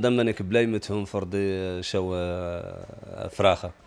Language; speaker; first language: Dutch; non-native, learner; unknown